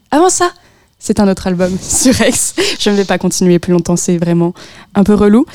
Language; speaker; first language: French; native; French